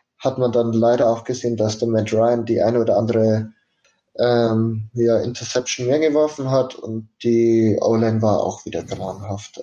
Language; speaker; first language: German; native; German